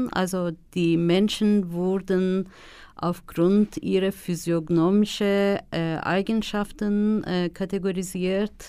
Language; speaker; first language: German; non-native, fluent; Turkish